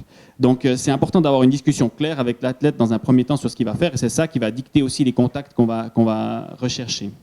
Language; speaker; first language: French; native; French